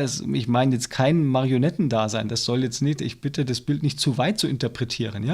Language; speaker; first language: German; native; German